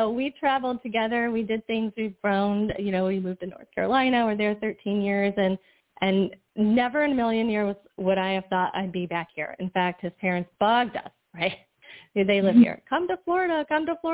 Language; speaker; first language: English; native; English